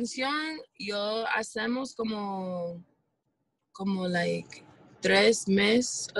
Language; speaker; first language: Spanish; early bilingual, heritage; English